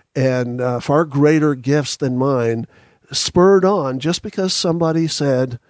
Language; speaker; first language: English; native; English